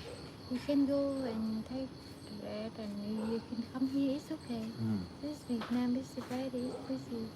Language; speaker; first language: English; non-native, learner; Vietnamese